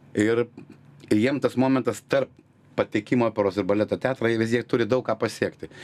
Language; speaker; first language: Lithuanian; native; Lithuanian